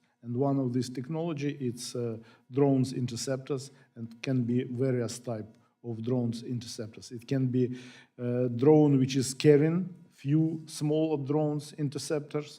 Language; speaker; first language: English; non-native, fluent; Ukrainian